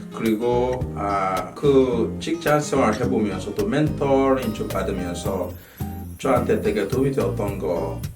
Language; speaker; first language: Korean; non-native, fluent; Yoruba